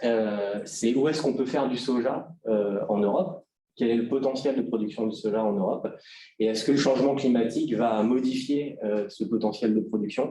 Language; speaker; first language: French; native; French